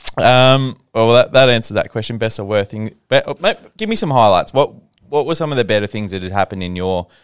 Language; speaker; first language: English; native; English